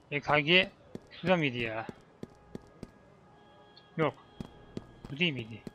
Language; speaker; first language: Turkish; native; Turkish